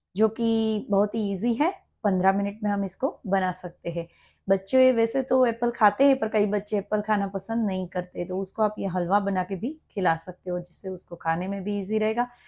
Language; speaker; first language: Hindi; non-native, local second language; Gujarati